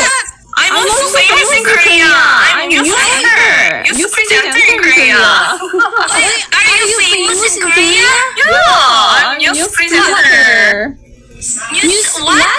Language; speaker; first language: English; non-native, learner; Filipino